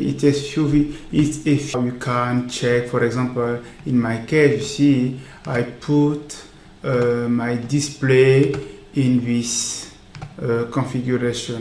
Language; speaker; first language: English; non-native, learner; French